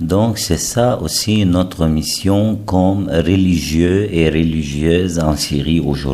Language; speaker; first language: French; non-native, fluent; Arabic